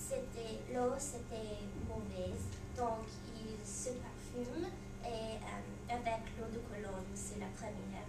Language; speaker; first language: French; non-native, learner; English